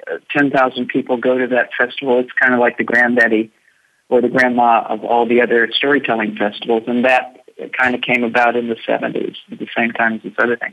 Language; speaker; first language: English; native; English